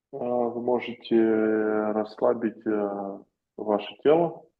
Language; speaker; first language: Russian; native; Russian